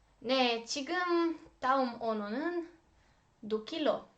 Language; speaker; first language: Korean; non-native, learner; Romanian